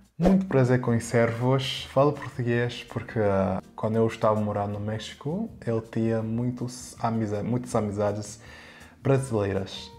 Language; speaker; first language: Portuguese; non-native, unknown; English